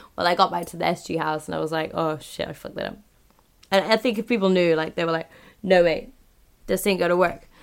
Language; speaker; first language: English; native; English